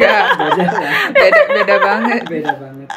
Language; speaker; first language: Indonesian; non-native, local second language; Korean